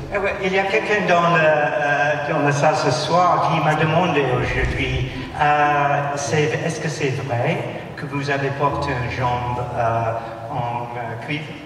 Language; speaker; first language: French; non-native, learner; English